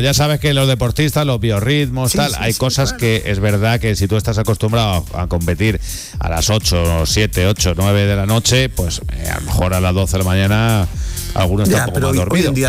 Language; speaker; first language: Spanish; native; Spanish